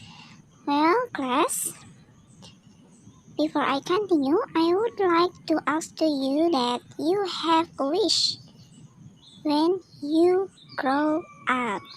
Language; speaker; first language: English; non-native, fluent; Indonesian